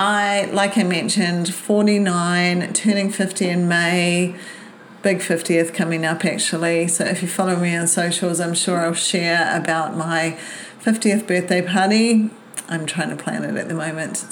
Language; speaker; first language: English; native; English